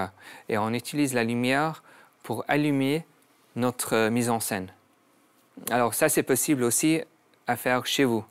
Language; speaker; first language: French; non-native, learner; English